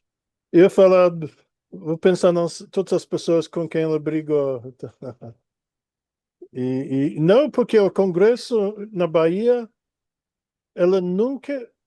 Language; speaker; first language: Portuguese; non-native, fluent; English